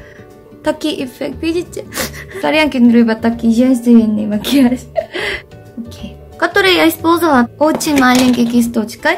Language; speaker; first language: Russian; non-native, fluent; Korean